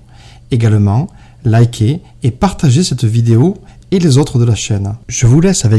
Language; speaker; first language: French; native; French